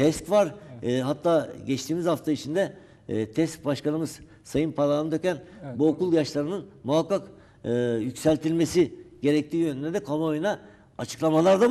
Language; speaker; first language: Turkish; native; Turkish